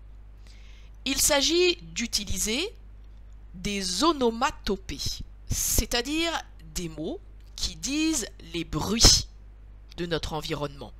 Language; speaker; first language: French; native; French